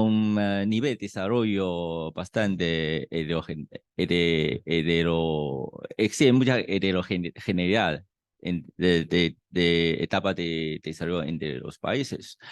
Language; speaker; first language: Spanish; non-native, fluent; Chinese